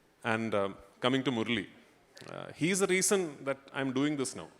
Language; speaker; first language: English; non-native, local second language; Malayalam